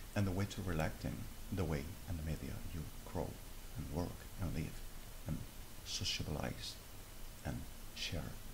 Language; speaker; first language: English; non-native, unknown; Spanish